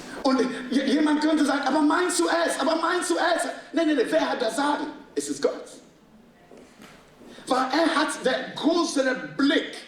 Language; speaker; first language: German; non-native, fluent; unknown